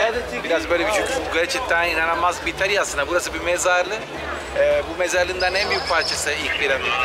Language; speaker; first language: Turkish; non-native, fluent; Italian